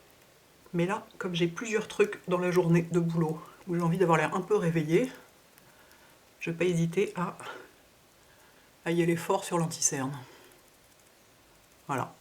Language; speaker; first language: French; native; French